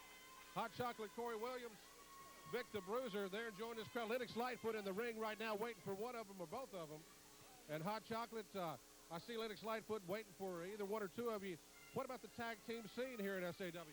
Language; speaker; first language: English; native; English